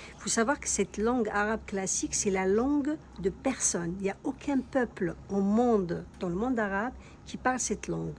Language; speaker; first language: French; non-native, local second language; Kabyle